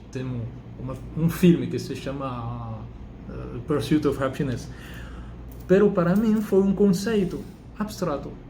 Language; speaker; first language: Portuguese; non-native, fluent; French